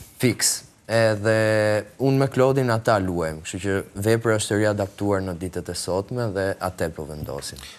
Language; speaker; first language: Albanian; early bilingual, heritage; Albanian